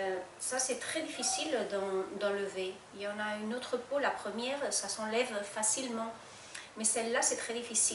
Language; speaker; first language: French; non-native, fluent; Spanish